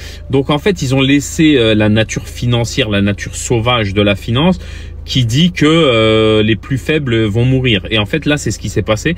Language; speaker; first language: French; native; French